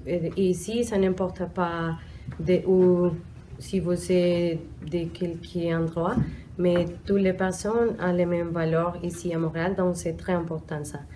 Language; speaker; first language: French; non-native, learner; Spanish